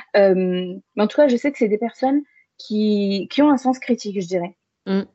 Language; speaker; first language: French; early bilingual, other home language; Arabic